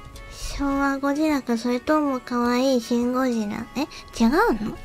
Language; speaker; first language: Japanese; native; Japanese